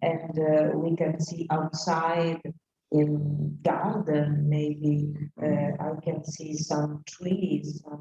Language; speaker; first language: English; non-native, learner; Italian